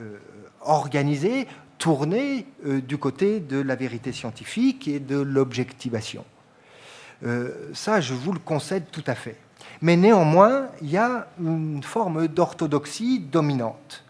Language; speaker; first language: French; native; French